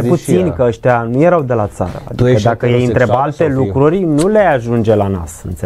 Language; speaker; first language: Romanian; native; Romanian